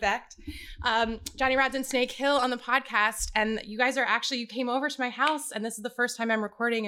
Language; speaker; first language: English; native; English